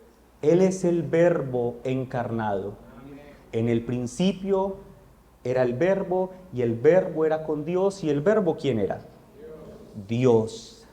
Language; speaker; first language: Spanish; native; Spanish